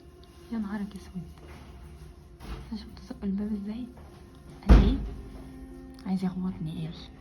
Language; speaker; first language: Arabic; native; Arabic